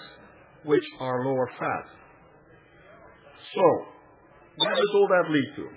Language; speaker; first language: English; non-native, fluent; Dutch